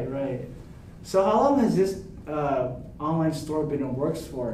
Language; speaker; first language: English; native; English